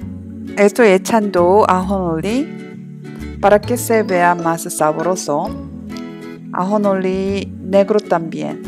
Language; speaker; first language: Spanish; non-native, learner; Korean